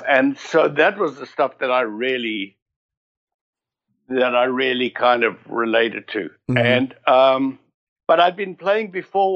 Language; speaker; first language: English; native; English